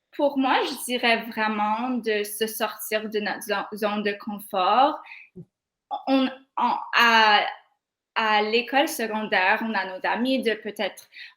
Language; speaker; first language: French; non-native, local second language; English